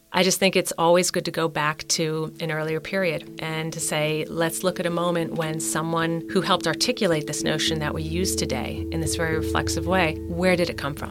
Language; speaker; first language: English; native; English